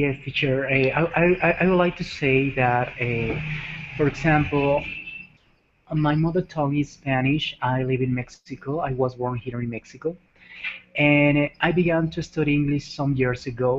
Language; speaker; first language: English; non-native, fluent; Spanish